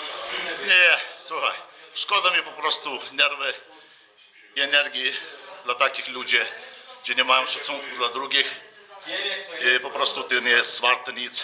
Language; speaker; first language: Polish; non-native, fluent; Lithuanian